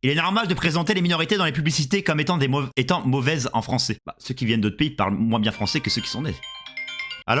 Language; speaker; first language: French; native; French